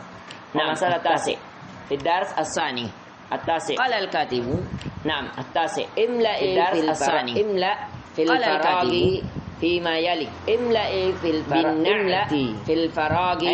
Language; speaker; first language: Arabic; non-native, fluent; Indonesian